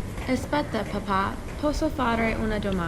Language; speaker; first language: Italian; non-native, learner; English